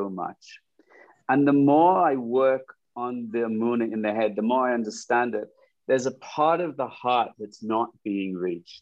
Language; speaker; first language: English; native; English